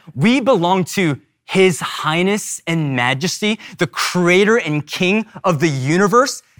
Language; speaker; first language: English; early bilingual, other home language; Korean